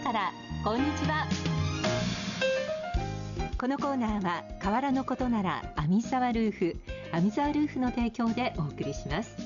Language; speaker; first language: Japanese; native; Japanese